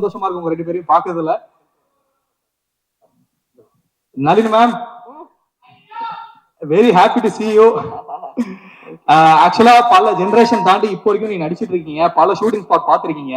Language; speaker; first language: Tamil; native; Tamil